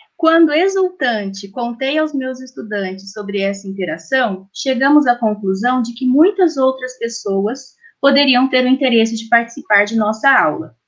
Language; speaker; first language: Portuguese; native; Portuguese